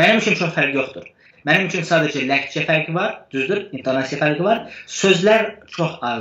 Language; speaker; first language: Azerbaijani; non-native, fluent; Turkish